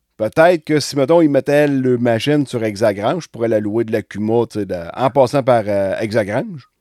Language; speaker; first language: French; native; French